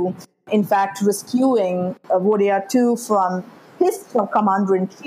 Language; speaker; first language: English; non-native, local second language; Malayalam